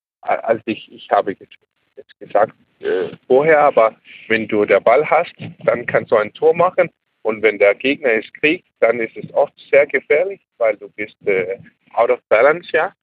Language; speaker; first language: German; non-native, learner; Danish